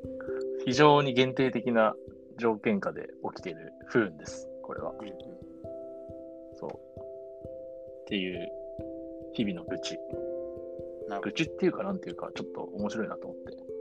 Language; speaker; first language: Japanese; native; Japanese